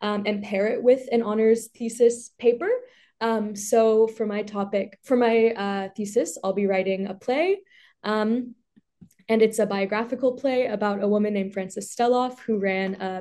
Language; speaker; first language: English; native; English